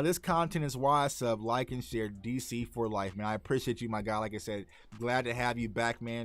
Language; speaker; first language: English; native; English